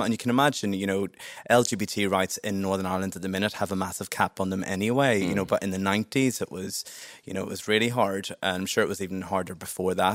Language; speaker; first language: English; native; English